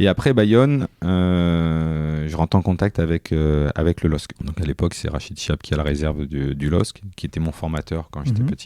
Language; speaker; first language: French; native; French